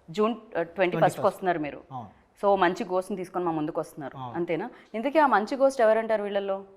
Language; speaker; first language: Telugu; native; Telugu